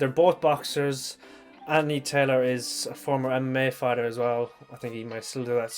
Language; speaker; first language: English; native; English